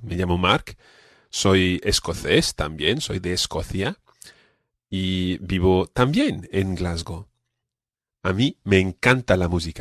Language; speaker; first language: Spanish; non-native, fluent; English